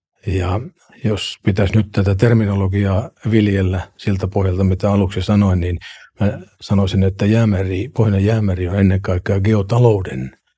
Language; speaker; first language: Finnish; native; Finnish